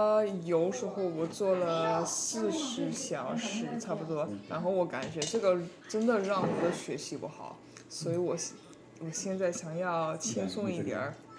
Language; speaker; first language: Chinese; non-native, learner; English